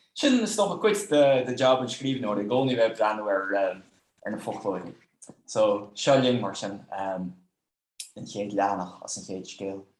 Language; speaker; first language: Irish; non-native, fluent; Dutch